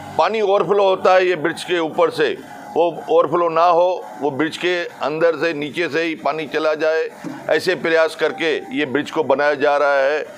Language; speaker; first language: Hindi; non-native, local second language; Sindhi